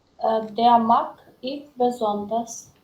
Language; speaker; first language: German; non-native, learner; Macedonian